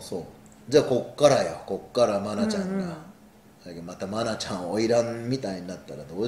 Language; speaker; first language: Japanese; native; Japanese